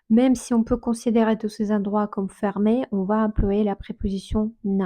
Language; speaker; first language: French; non-native, fluent; Russian